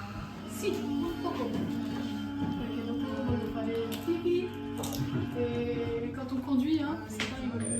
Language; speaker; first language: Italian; non-native, learner; French